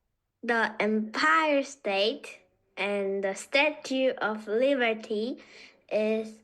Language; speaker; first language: English; non-native, learner; Korean